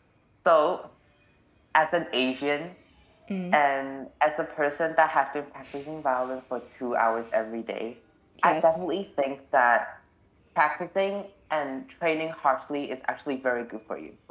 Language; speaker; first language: English; non-native, local second language; Cantonese